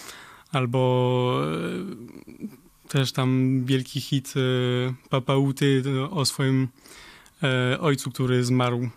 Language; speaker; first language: Polish; early bilingual, heritage; Polish